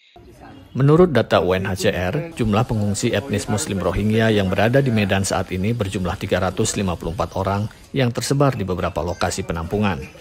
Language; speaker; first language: Indonesian; native; Indonesian